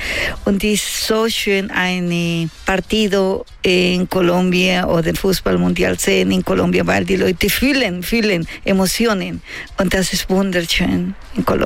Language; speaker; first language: German; non-native, learner; Spanish